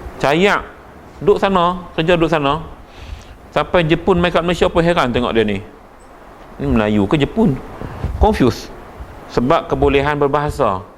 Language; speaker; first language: Malay; native; Malay